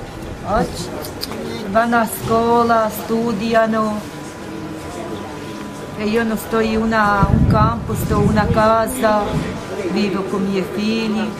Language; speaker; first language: Italian; non-native, learner; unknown